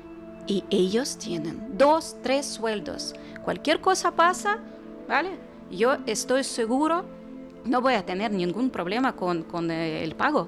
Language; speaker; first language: Spanish; non-native, fluent; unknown